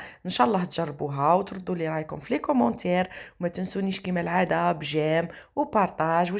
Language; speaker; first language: Arabic; native; Arabic